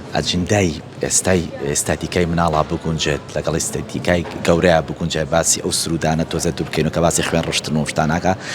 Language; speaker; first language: Central Kurdish; native; Central Kurdish